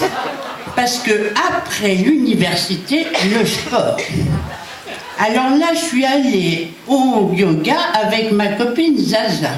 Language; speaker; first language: French; native; French